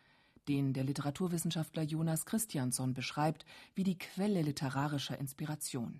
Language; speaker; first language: German; native; German